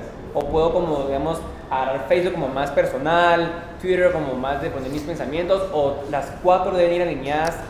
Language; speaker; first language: Spanish; native; Spanish